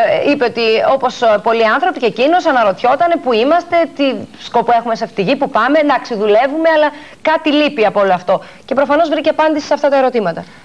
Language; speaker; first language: Greek; native; Greek